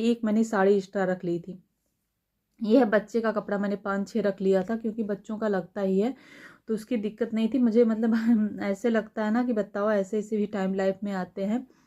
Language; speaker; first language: Hindi; native; Hindi